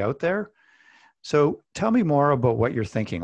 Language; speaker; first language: English; native; English